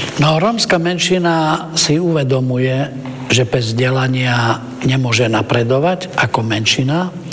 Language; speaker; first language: Slovak; non-native, local second language; Romany